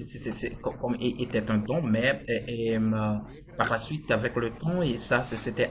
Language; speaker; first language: French; non-native, fluent; Portuguese